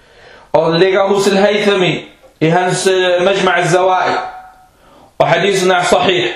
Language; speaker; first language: Danish; non-native, fluent; Arabic